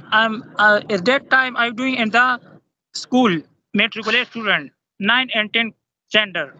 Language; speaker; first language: English; non-native, local second language; Pashto